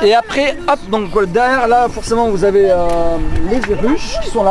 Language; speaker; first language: French; native; French